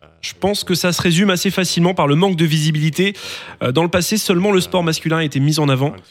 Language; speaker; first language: French; non-native, local second language; English